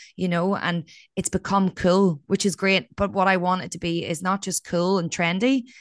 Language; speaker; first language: English; native; English